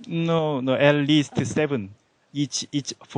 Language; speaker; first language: English; non-native, learner; Korean